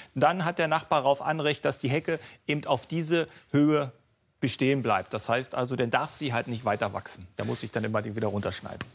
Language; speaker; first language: German; native; German